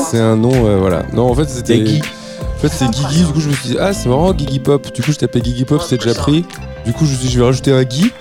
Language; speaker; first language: French; native; French